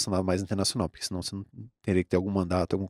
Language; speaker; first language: Portuguese; native; Portuguese